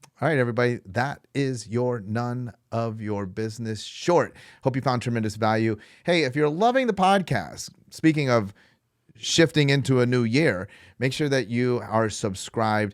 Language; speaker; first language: English; native; English